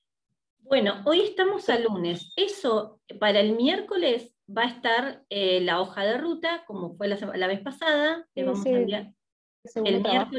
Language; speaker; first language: Spanish; native; Spanish